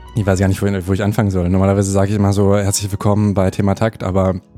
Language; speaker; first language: German; native; German